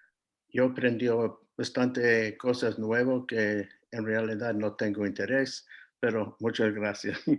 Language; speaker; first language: Spanish; non-native, fluent; English